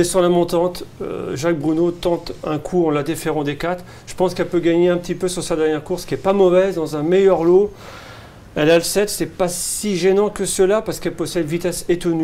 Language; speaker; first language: French; native; French